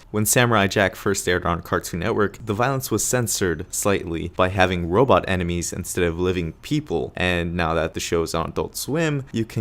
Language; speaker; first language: English; native; English